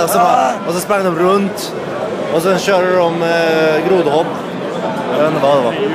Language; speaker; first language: Swedish; native; Swedish